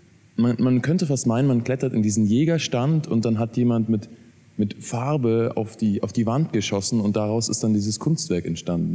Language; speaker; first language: German; native; German